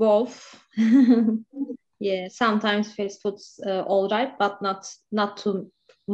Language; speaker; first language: English; non-native, learner; Albanian